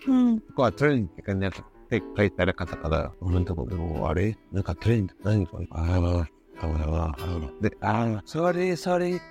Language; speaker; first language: Japanese; non-native, learner; Spanish